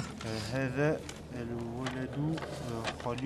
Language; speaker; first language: Arabic; non-native, learner; French